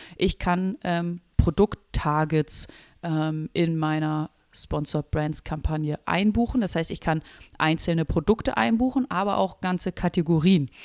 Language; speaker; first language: German; native; German